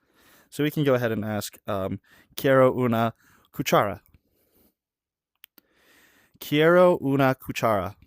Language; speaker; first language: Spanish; non-native, learner; English